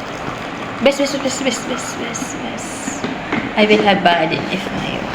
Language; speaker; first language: English; non-native, local second language; Cebuano